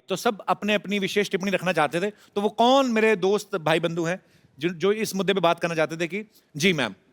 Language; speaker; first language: Hindi; non-native, local second language; Punjabi